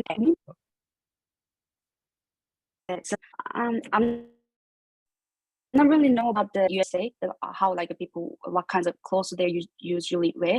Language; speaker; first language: English; non-native, learner; Korean